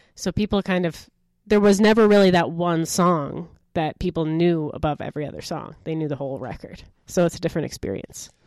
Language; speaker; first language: English; native; English